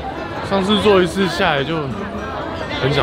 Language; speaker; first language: Chinese; native; Chinese